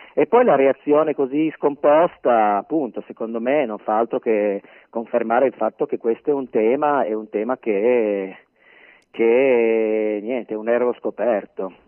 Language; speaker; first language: Italian; native; Italian